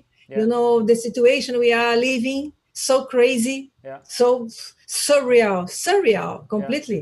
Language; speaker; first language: English; non-native, learner; Portuguese